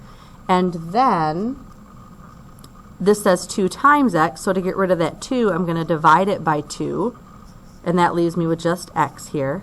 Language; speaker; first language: English; native; English